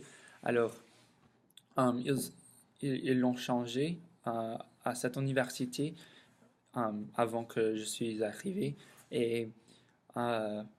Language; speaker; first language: French; non-native, learner; English